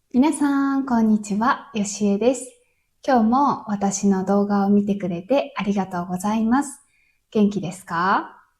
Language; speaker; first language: Japanese; native; Japanese